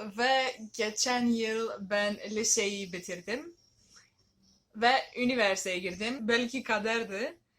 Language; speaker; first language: Turkish; non-native, learner; Greek